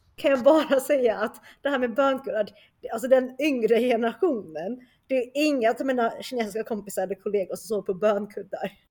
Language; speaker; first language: Swedish; native; Swedish